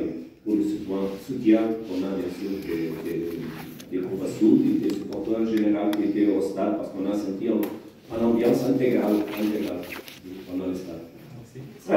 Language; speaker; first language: French; non-native, fluent; Portuguese